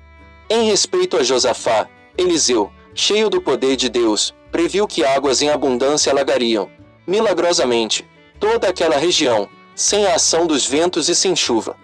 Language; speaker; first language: Portuguese; native; Portuguese